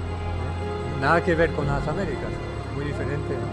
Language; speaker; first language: Spanish; non-native, fluent; French